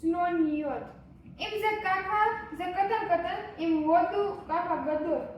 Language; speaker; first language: Hebrew; non-native, learner; Gujarati